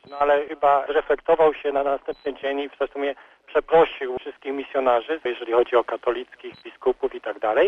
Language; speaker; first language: Polish; native; Polish